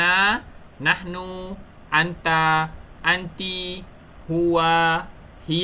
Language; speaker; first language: Arabic; non-native, fluent; Malay